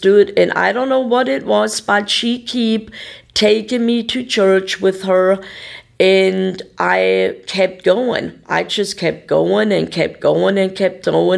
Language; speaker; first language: English; non-native, fluent; German